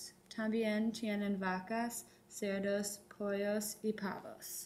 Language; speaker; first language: Spanish; non-native, learner; English